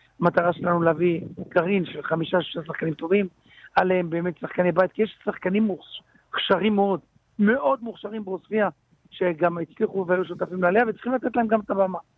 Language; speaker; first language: Hebrew; non-native, local second language; Arabic